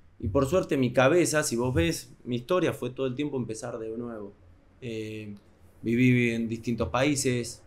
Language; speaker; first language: Spanish; native; Spanish